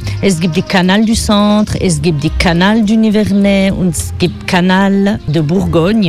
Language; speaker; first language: German; non-native, fluent; French